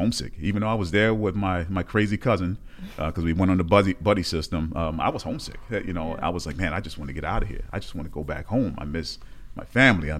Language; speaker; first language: English; native; English